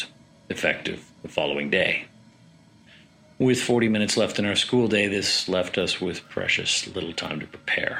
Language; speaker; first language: English; native; English